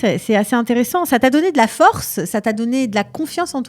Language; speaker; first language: French; native; French